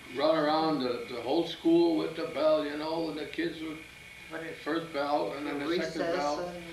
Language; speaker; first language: English; early bilingual, other home language; Italian